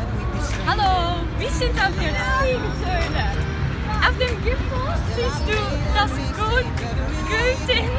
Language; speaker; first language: German; non-native, learner; Dutch